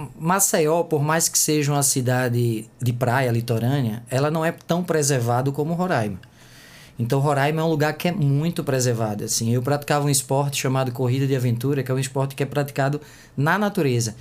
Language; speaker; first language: Portuguese; native; Portuguese